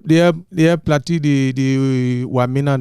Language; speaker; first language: Indonesian; non-native, fluent; English